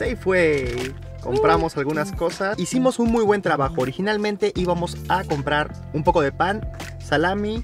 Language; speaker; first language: Spanish; native; Spanish